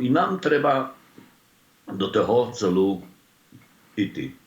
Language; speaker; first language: Ukrainian; non-native, learner; Polish